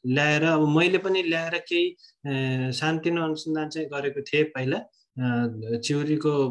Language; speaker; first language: Nepali; native; Nepali